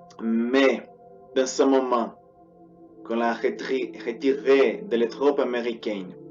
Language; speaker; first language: French; non-native, learner; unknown